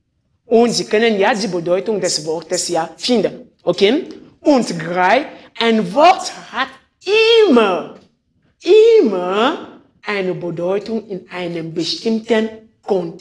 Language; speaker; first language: German; non-native, fluent; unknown